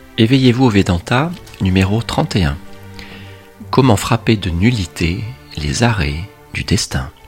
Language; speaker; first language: French; native; French